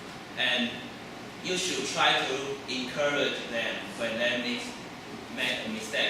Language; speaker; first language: English; non-native, learner; Chinese